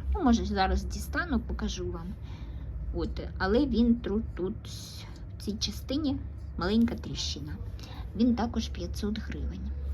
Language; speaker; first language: Ukrainian; non-native, local second language; Russian